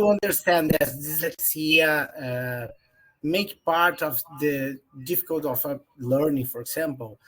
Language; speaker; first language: English; non-native, learner; Portuguese